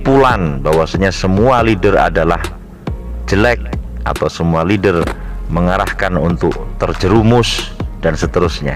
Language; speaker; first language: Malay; non-native, local second language; Javanese